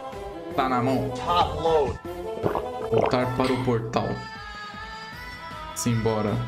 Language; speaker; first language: Portuguese; native; Portuguese